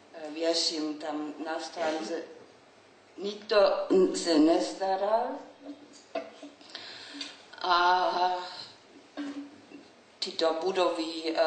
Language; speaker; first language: Czech; non-native, learner; German